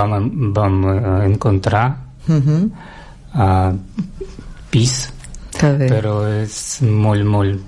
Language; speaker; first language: Catalan; non-native, learner; Russian